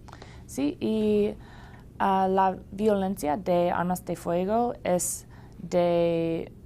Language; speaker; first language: Spanish; non-native, learner; English